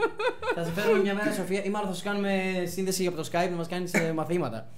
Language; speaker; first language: Greek; native; Greek